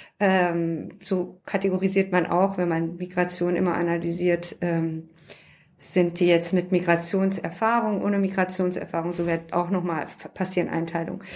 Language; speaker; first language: German; early bilingual, other home language; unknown